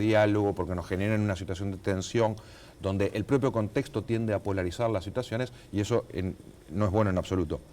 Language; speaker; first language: Spanish; native; Spanish